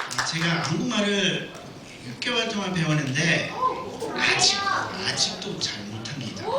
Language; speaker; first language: Korean; non-native, learner; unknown